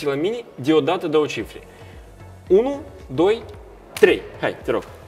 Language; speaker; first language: Romanian; non-native, local second language; Russian